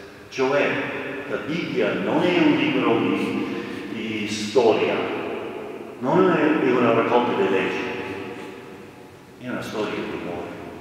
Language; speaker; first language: Italian; non-native, fluent; English